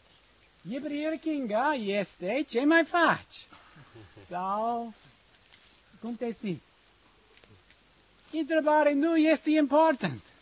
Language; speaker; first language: Romanian; non-native, learner; English